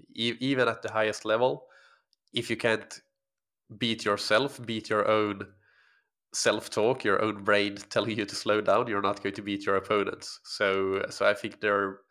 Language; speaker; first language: English; non-native, fluent; Swedish